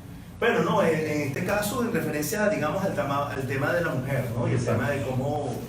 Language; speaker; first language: Spanish; native; Spanish